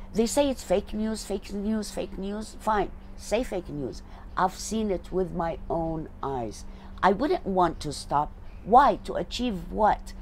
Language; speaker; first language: English; non-native, fluent; Arabic